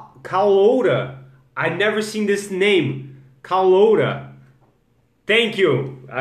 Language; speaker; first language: English; non-native, fluent; Portuguese